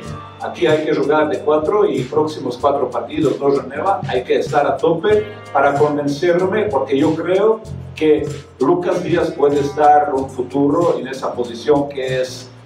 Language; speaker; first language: Spanish; non-native, fluent; Serbian